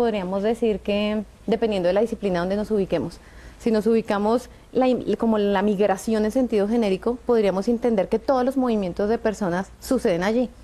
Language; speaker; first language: Spanish; native; Spanish